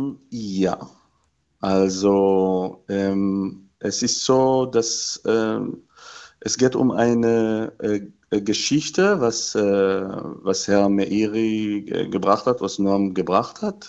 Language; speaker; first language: German; non-native, fluent; Hebrew